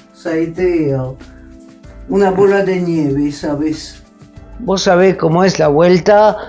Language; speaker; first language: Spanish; non-native, fluent; French